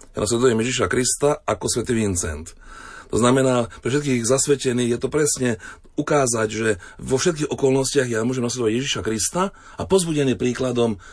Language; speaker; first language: Slovak; native; Slovak